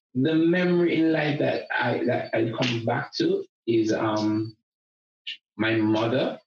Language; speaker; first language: English; non-native, local second language; Jamaican Creole English